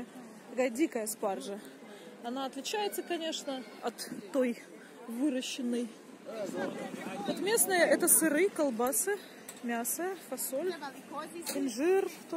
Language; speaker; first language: Russian; native; Russian